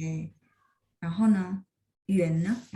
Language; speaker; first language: Chinese; non-native, fluent; Indonesian